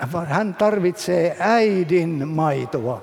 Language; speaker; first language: Finnish; native; Finnish